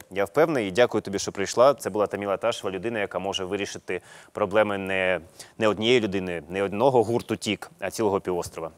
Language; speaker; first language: Ukrainian; native; Ukrainian